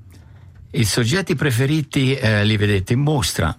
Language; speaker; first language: Italian; native; Italian